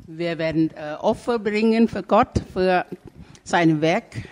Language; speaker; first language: German; non-native, learner; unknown